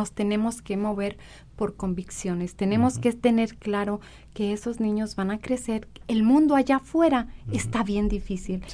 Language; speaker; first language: Spanish; native; Spanish